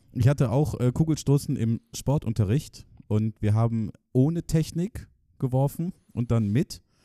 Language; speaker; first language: German; native; German